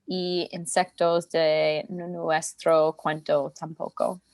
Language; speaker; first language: Spanish; non-native, learner; English